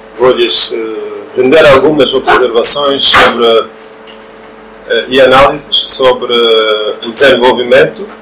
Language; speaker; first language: Portuguese; non-native, fluent; Norwegian